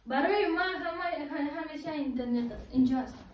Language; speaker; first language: Persian; non-native, learner; German